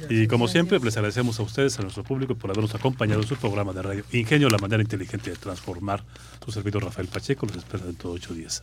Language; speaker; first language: Spanish; native; Spanish